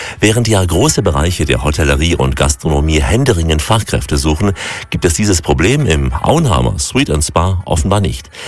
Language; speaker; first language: German; native; German